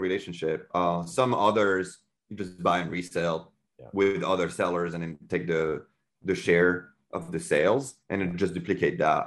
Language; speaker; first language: English; non-native, fluent; French